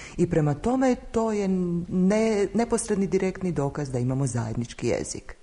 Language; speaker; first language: Croatian; native; Croatian